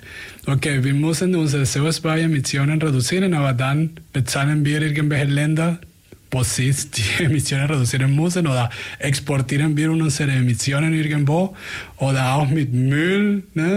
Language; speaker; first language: German; non-native, fluent; Spanish